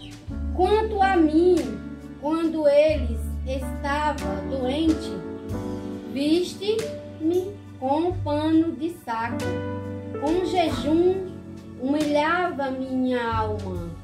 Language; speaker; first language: Portuguese; native; Portuguese